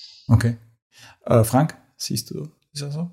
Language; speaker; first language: German; native; German